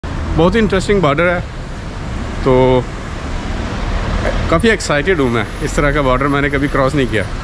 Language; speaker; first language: Hindi; native; Hindi